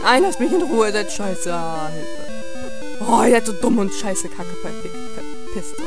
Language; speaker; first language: German; native; German